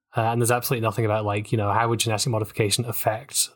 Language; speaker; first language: English; native; English